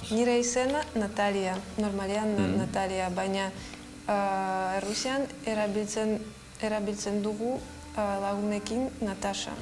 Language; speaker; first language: Basque; non-native, learner; Russian